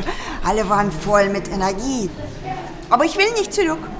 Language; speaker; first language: German; non-native, fluent; Russian